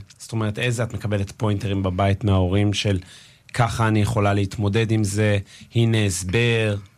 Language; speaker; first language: Hebrew; native; Hebrew